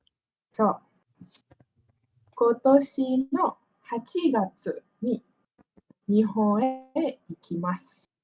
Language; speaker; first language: Japanese; non-native, fluent; Malay